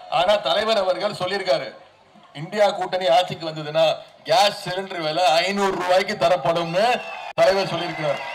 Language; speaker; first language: Tamil; native; Tamil